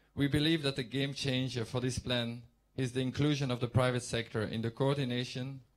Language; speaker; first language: English; non-native, fluent; Dutch